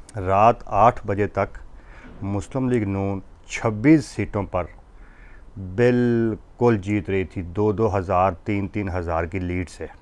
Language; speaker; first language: Urdu; non-native, local second language; Punjabi